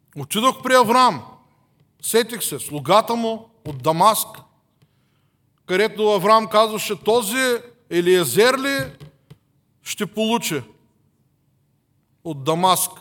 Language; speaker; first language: Bulgarian; native; Bulgarian